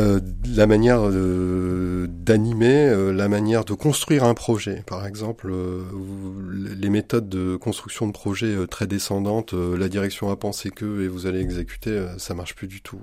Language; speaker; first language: French; native; French